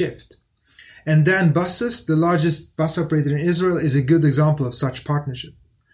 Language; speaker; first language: English; non-native, fluent; Swedish